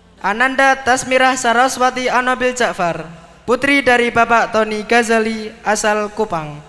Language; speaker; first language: Indonesian; native; Indonesian